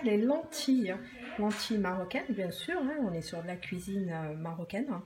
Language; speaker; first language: French; early bilingual, other home language; Arabic